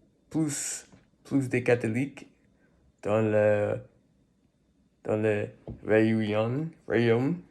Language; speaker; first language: French; non-native, learner; English